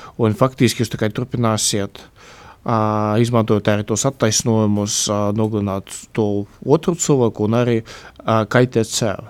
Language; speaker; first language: Latvian; non-native, local second language; Russian